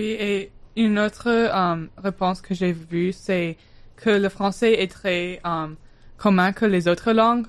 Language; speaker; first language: French; non-native, learner; English